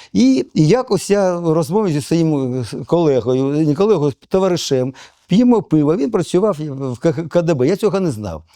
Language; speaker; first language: Ukrainian; non-native, local second language; Russian